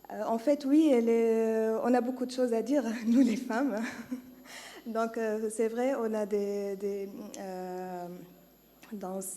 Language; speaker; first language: French; non-native, learner; Arabic